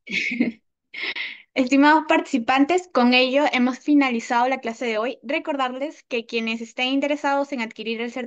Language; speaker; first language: Spanish; native; Spanish